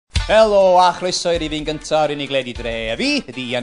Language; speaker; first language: Welsh; native; Welsh